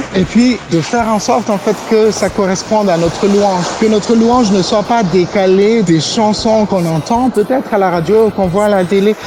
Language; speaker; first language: French; non-native, local second language; Malagasy